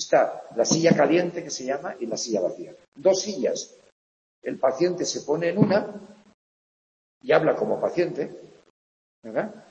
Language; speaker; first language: Spanish; native; Spanish